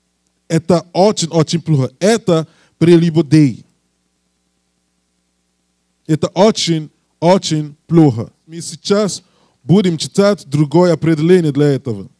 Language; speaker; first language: Russian; non-native, learner; English